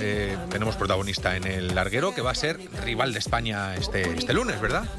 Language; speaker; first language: Spanish; native; Spanish